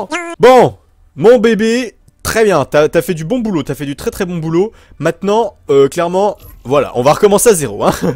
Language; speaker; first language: French; native; French